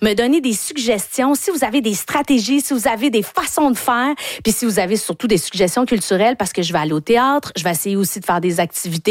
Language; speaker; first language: French; native; French